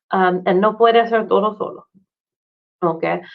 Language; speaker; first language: Spanish; non-native, fluent; English